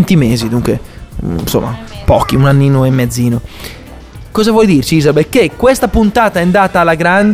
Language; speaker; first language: Italian; native; Italian